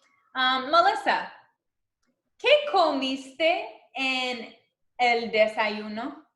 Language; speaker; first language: Spanish; non-native, fluent; English